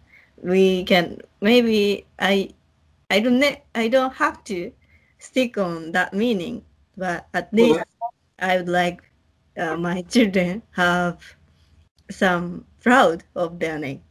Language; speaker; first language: English; non-native, learner; Japanese